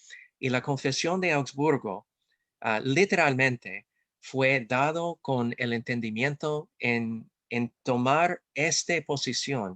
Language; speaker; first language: Spanish; non-native, fluent; English